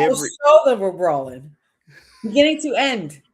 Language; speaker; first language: English; native; English